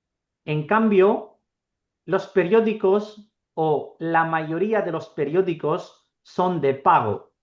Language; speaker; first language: Spanish; non-native, fluent; Urdu